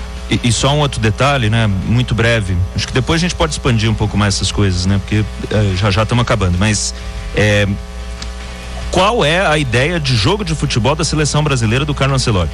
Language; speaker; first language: Portuguese; native; Portuguese